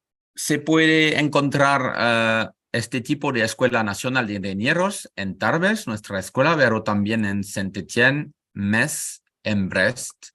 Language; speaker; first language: Spanish; non-native, learner; French